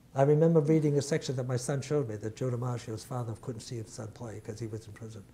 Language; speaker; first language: English; early bilingual, other home language; Italian